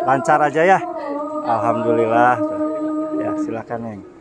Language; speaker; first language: Indonesian; non-native, local second language; Sundanese